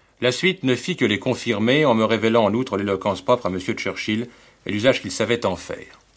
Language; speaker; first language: French; native; French